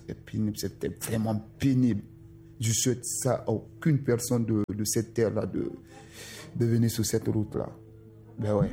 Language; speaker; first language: French; non-native, local second language; Susu